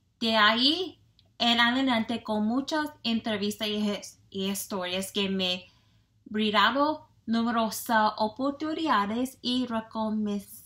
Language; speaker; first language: Spanish; non-native, learner; English